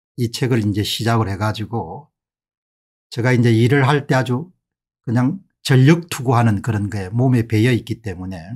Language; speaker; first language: Korean; native; Korean